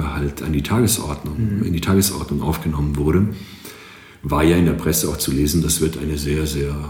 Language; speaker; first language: German; non-native, fluent; Greek